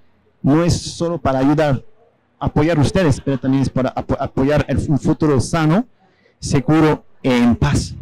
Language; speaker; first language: Spanish; non-native, fluent; French